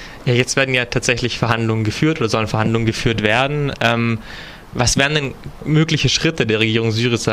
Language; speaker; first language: German; native; German